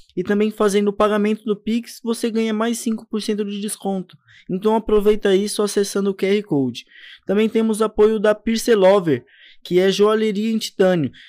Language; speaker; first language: Portuguese; native; Portuguese